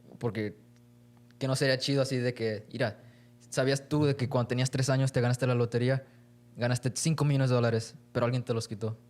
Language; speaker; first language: Spanish; early bilingual, heritage; Spanish